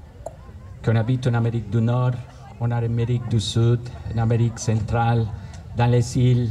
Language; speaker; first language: French; non-native, fluent; Spanish